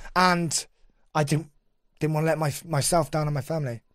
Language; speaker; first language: English; native; English